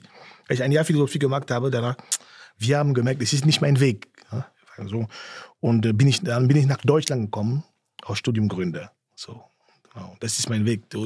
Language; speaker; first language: German; non-native, fluent; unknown